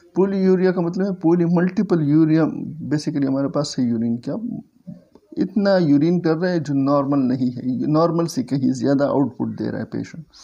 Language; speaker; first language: Hindi; native; Hindi